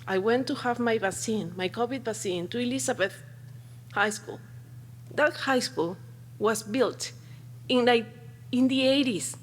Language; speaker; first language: English; non-native, fluent; Spanish